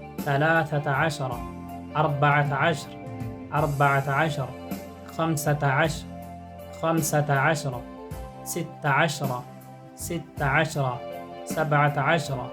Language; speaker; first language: Arabic; non-native, fluent; Oromo